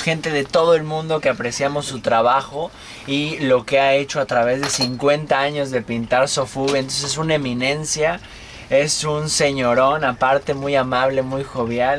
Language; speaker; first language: Spanish; native; Spanish